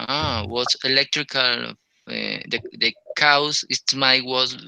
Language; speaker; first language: English; non-native, learner; Spanish